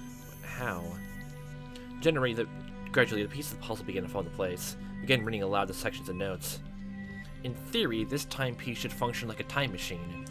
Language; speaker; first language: English; native; English